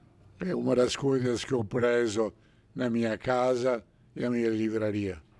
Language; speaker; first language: Portuguese; non-native, fluent; Italian